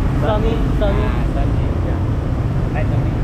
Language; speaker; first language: English; non-native, learner; Korean